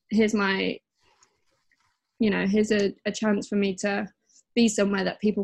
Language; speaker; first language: English; native; English